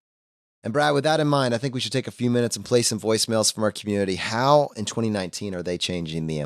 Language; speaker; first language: English; native; English